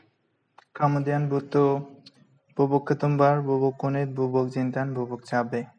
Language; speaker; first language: Indonesian; non-native, fluent; Bangla